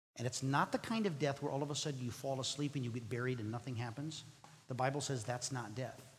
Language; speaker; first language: English; non-native, fluent; Spanish